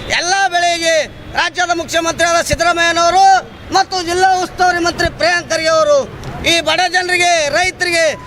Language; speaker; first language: Kannada; native; Kannada